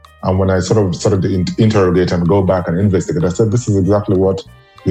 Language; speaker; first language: English; non-native, local second language; Luo (Kenya and Tanzania)